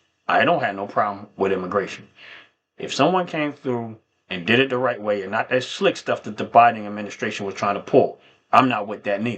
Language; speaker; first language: English; native; English